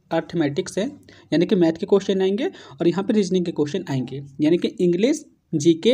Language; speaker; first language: Hindi; native; Hindi